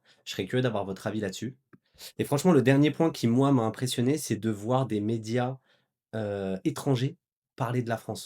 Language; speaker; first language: French; native; French